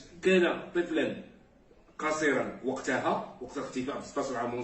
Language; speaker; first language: Arabic; native; Arabic